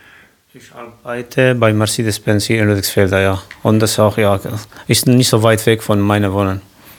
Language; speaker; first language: German; non-native, fluent; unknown